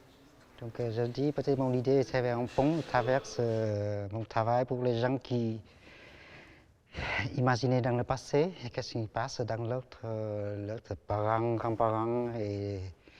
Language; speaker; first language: French; non-native, learner; Vietnamese